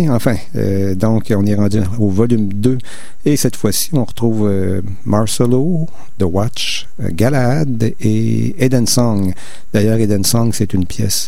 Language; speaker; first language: French; native; French